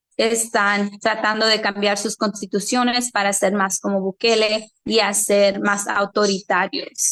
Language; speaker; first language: Spanish; early bilingual, heritage; Spanish